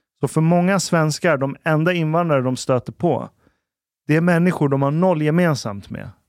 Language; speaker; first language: Swedish; early bilingual, other home language; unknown